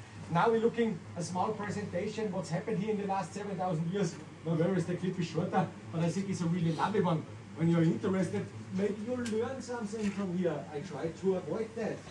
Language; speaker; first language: English; non-native, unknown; German